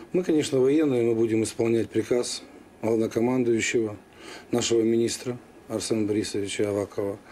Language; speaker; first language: Russian; native; Russian